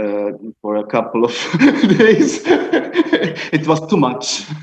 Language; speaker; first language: English; non-native, learner; German